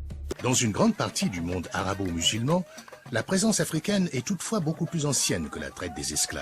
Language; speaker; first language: French; native; French